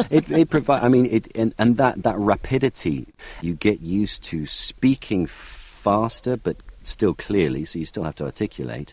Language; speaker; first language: English; native; English